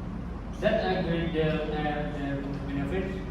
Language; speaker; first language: English; non-native, learner; Indonesian